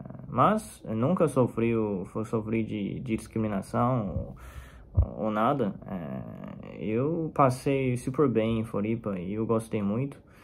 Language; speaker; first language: Portuguese; non-native, fluent; Chinese